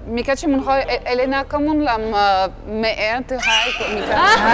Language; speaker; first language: Vietnamese; non-native, fluent; French